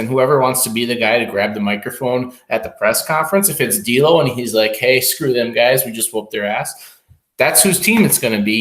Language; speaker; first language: English; native; English